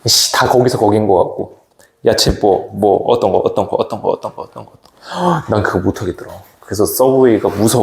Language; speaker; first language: Korean; native; Korean